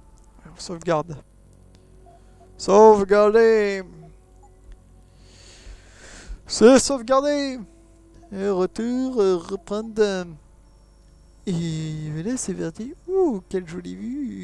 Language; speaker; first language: French; native; French